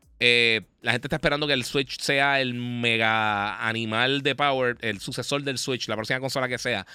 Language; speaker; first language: Spanish; native; Spanish